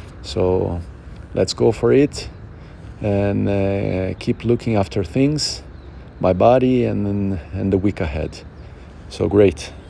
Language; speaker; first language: English; non-native, learner; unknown